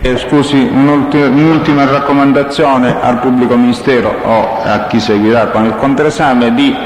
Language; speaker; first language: Italian; native; Italian